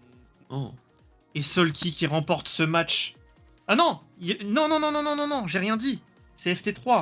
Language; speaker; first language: French; native; French